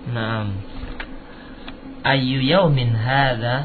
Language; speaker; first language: Arabic; non-native, fluent; Indonesian